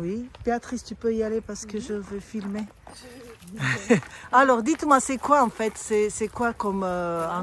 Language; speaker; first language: French; non-native, learner; Armenian